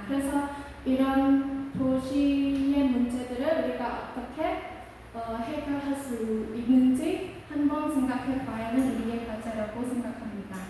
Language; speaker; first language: Korean; non-native, local second language; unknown